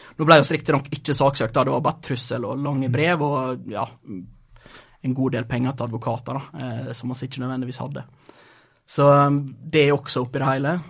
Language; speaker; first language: Norwegian; early bilingual, other home language; Swedish